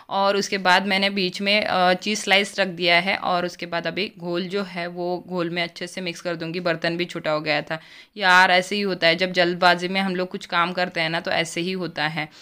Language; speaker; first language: Hindi; native; Hindi